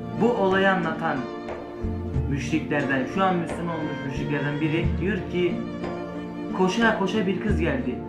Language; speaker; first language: Turkish; native; Turkish